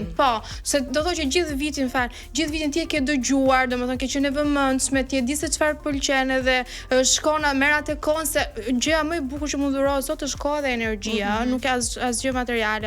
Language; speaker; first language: Albanian; native; Albanian